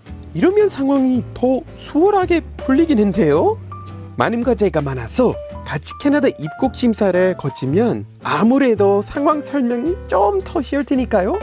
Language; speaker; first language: Korean; non-native, fluent; English